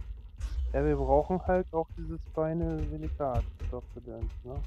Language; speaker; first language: German; native; German